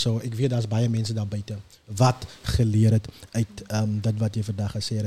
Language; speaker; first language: Afrikaans; early bilingual, heritage; Afrikaans